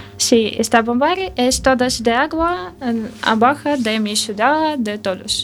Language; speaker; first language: Spanish; non-native, learner; Russian